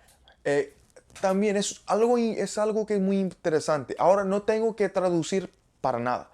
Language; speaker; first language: Spanish; non-native, learner; English